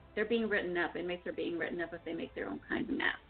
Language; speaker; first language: English; early bilingual, other home language; Spanish